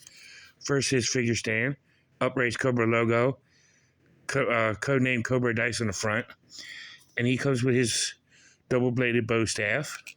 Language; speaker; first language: English; native; English